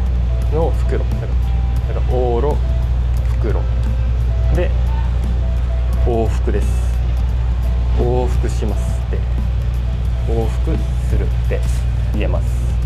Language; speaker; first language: Japanese; native; Japanese